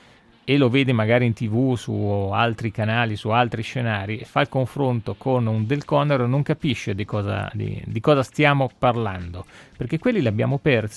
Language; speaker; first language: Italian; native; Italian